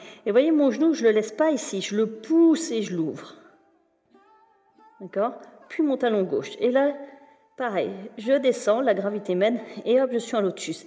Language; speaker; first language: French; native; French